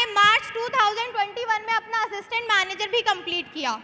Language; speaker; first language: Hindi; native; Hindi